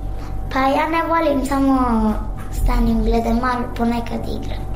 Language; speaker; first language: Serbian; non-native, learner; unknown